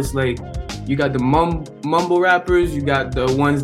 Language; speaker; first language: English; non-native, fluent; French